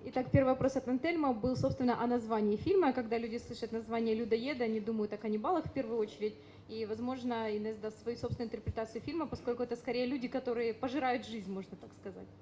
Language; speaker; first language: Russian; native; Russian